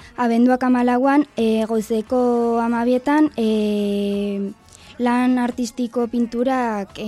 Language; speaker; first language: Basque; non-native, local second language; Spanish